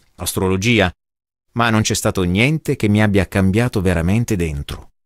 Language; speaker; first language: Italian; non-native, fluent; English